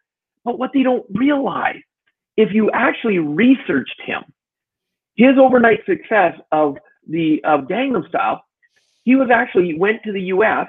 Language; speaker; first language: English; native; English